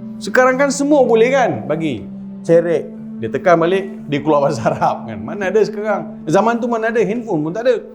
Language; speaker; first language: Malay; non-native, local second language; Tamil